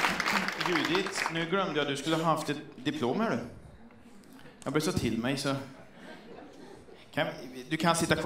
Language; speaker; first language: Swedish; native; Swedish